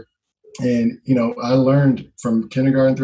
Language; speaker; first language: English; native; English